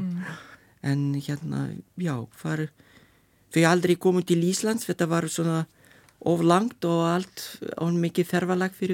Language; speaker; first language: Icelandic; non-native, fluent; Lithuanian